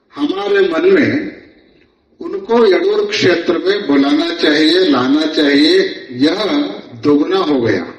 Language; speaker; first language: Hindi; non-native, local second language; Kannada